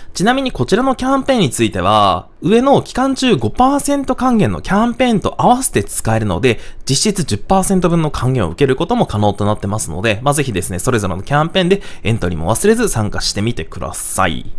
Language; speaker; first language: Japanese; native; Japanese